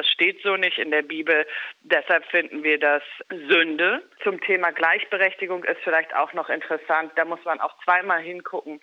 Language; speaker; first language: German; native; German